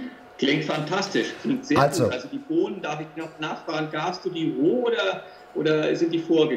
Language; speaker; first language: German; native; German